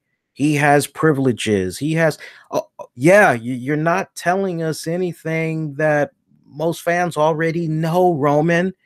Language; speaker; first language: English; native; English